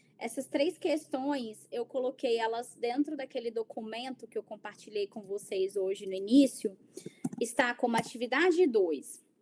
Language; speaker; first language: Portuguese; native; Portuguese